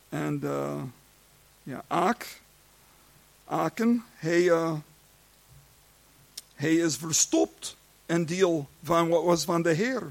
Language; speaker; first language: Dutch; non-native, learner; English